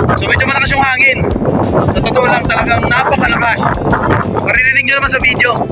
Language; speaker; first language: Filipino; native; Filipino